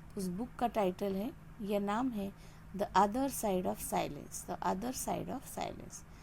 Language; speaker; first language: Hindi; non-native, local second language; Marathi